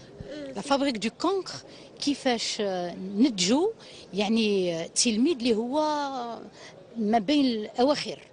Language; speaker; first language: Arabic; native; Arabic